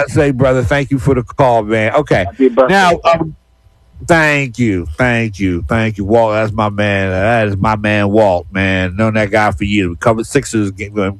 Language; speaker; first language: English; native; English